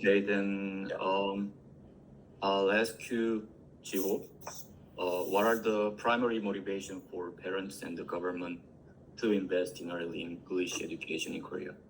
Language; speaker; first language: English; non-native, learner; Korean